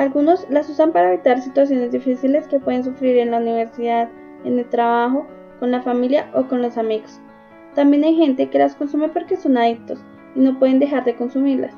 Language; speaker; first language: Spanish; native; Spanish